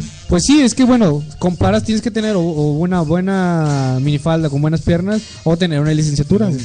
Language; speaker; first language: Spanish; native; Spanish